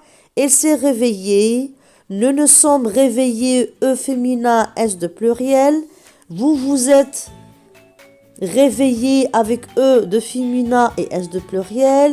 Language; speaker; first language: French; non-native, local second language; Arabic